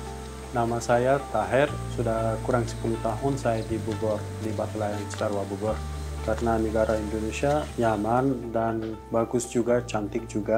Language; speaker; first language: Indonesian; non-native, learner; Persian